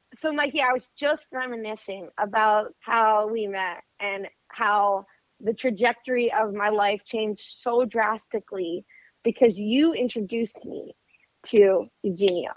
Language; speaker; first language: English; native; English